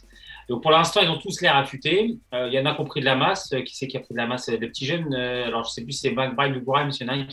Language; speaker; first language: French; native; French